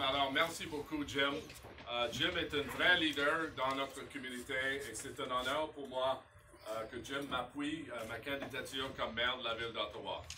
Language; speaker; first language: French; non-native, fluent; English